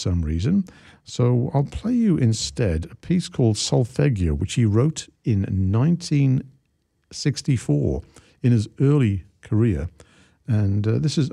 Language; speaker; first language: English; native; English